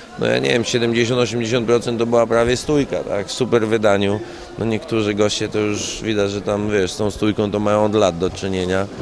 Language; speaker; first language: Polish; native; Polish